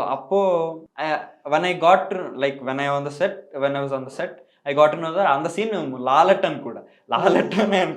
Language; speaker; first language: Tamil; non-native, learner; Telugu